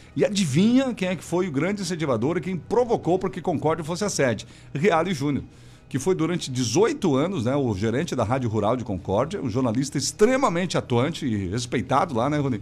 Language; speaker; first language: Portuguese; native; Portuguese